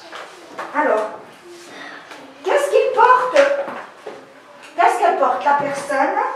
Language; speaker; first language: French; non-native, local second language; Arabic